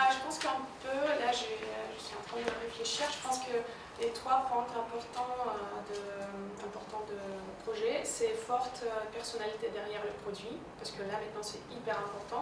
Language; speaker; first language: French; non-native, fluent; Russian